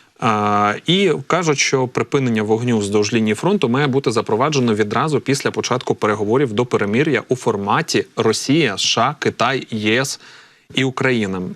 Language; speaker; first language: Ukrainian; native; Ukrainian